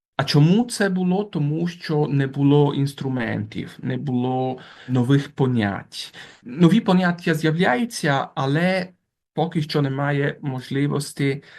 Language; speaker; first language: Ukrainian; non-native, fluent; Italian